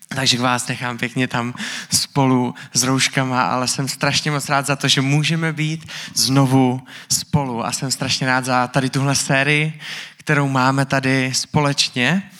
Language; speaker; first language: Czech; native; Czech